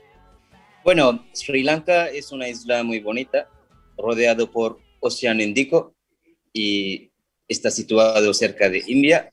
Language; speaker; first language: Spanish; non-native, fluent; Sinhala